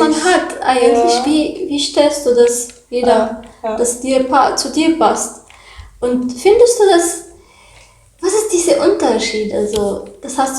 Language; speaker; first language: German; non-native, learner; Arabic